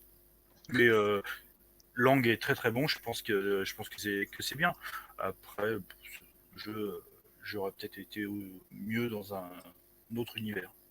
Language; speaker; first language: French; native; French